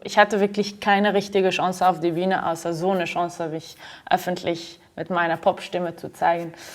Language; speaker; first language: German; non-native, fluent; Arabic